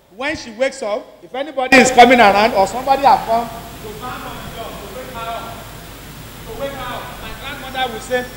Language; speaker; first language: English; non-native, local second language; Yoruba